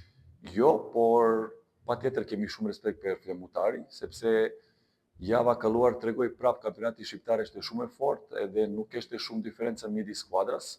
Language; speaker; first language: Albanian; non-native, learner; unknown